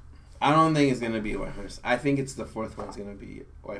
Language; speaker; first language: English; native; English